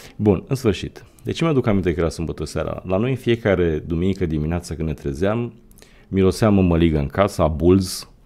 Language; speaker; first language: Romanian; native; Romanian